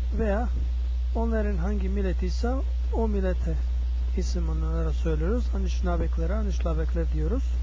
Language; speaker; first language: Turkish; non-native, learner; English